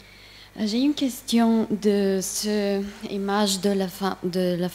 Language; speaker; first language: French; non-native, learner; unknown